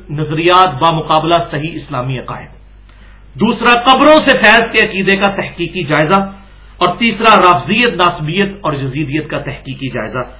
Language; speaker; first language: Urdu; non-native, local second language; Punjabi